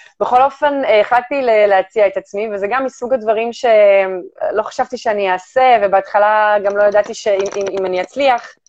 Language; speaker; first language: Hebrew; early bilingual, other home language; Russian